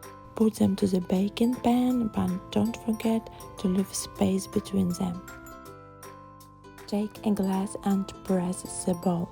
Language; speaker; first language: English; non-native, learner; Russian